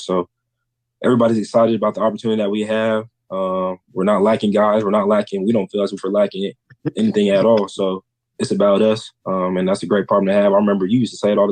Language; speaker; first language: English; native; English